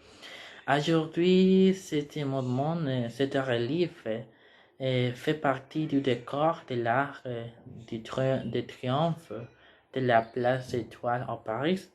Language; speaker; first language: French; non-native, learner; Spanish